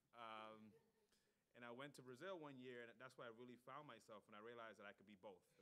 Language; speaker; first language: English; native; English